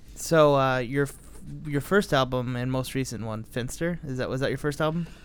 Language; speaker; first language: English; native; English